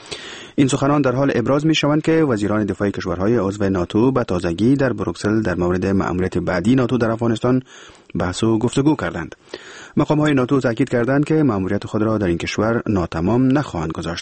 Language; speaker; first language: Persian; native; Persian